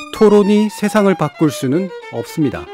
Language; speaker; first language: Korean; native; Korean